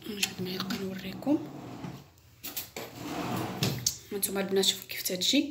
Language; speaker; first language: Arabic; native; Arabic